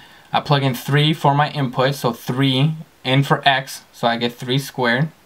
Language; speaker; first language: English; native; English